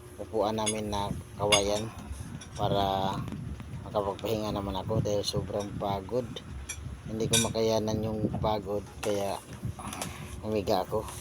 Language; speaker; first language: Filipino; non-native, local second language; Cebuano